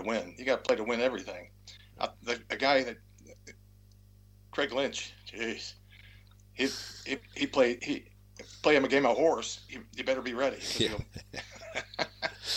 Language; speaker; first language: English; native; English